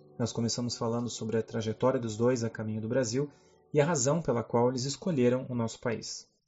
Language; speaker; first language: Portuguese; native; Portuguese